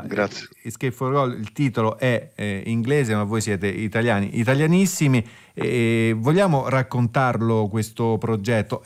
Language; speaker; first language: Italian; native; Italian